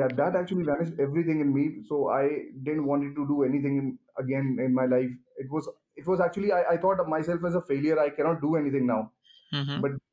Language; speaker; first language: English; non-native, local second language; Hindi